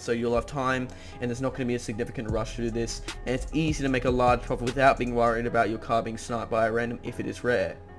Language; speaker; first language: English; native; English